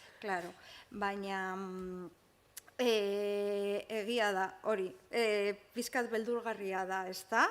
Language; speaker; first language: Basque; non-native, local second language; Spanish